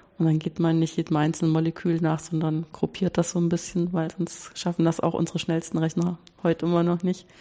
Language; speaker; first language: German; native; German